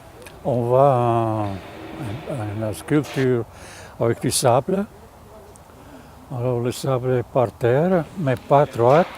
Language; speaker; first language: French; non-native, fluent; German